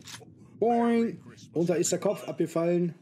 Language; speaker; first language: German; native; German